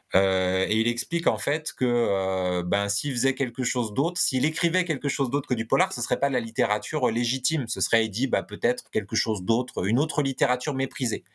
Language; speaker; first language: French; native; French